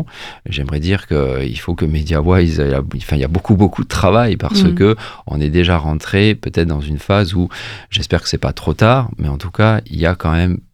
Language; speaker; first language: French; native; French